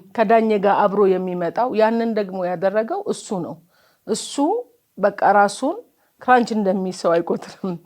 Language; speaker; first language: Amharic; native; Amharic